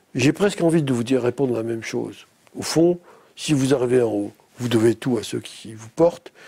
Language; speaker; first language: French; native; French